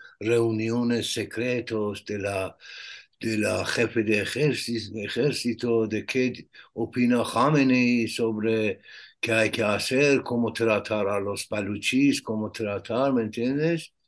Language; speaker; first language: Spanish; non-native, learner; Persian